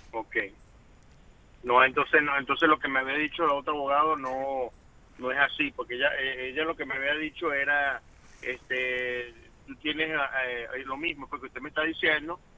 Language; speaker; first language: Spanish; native; Spanish